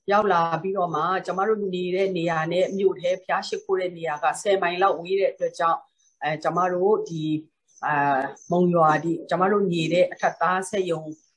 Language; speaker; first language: Burmese; non-native, local second language; Tedim Chin